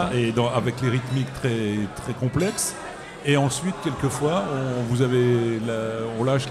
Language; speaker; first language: French; native; French